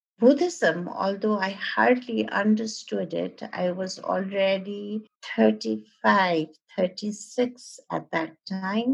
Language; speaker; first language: English; non-native, local second language; Nepali